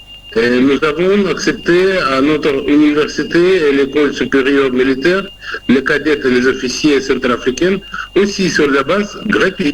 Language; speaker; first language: French; non-native, fluent; Russian